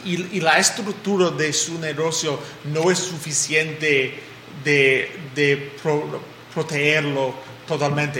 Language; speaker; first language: Spanish; non-native, fluent; English